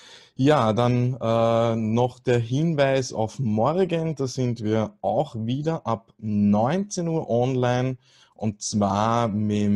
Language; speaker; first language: German; native; German